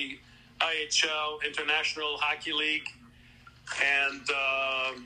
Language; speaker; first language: English; non-native, fluent; French